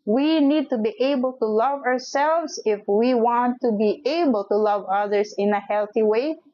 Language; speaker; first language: English; non-native, local second language; Filipino